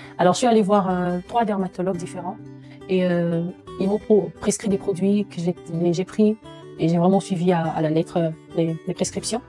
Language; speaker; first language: French; non-native, local second language; Lingala